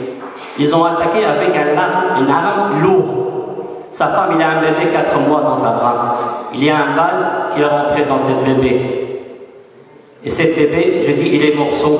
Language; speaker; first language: French; non-native, fluent; Arabic